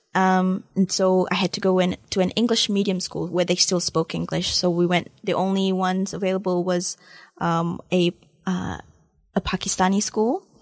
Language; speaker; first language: English; early bilingual, other home language; Malay